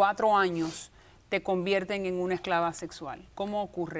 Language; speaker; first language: Spanish; native; Spanish